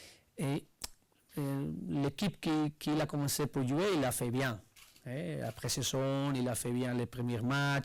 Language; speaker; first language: French; non-native, learner; Spanish